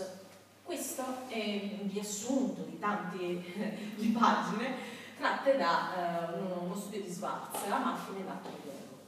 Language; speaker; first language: Italian; native; Italian